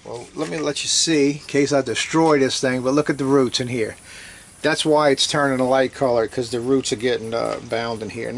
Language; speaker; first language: English; native; English